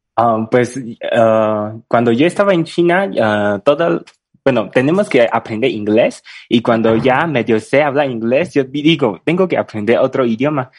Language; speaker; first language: Spanish; non-native, fluent; Chinese